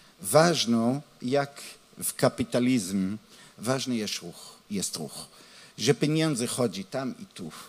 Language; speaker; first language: Polish; non-native, learner; Hebrew